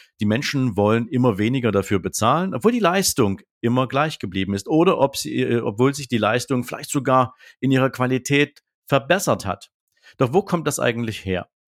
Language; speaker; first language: German; native; German